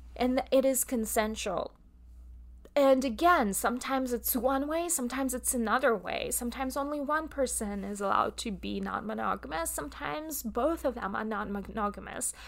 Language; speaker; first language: English; non-native, fluent; Russian